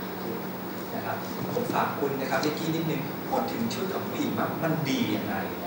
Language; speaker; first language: Thai; native; Thai